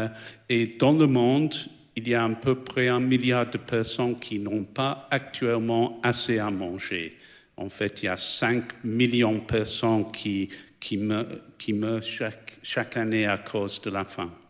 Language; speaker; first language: French; non-native, fluent; English